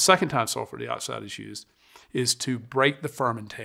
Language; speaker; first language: English; native; English